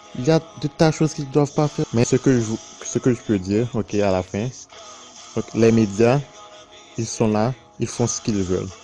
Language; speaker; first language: French; non-native, local second language; Haitian Creole